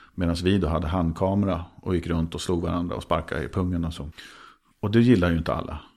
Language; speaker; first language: Swedish; native; Swedish